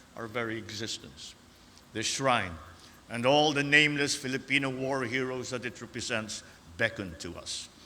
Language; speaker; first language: English; non-native, local second language; Filipino